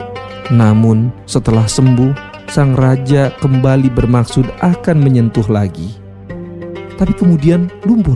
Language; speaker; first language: Indonesian; native; Indonesian